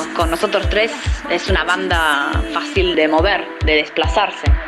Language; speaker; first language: Spanish; non-native, fluent; English